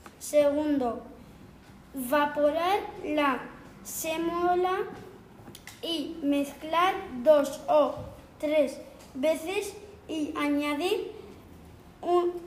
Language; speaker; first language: Spanish; non-native, learner; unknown